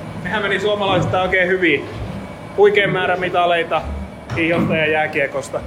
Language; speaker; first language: Finnish; native; Finnish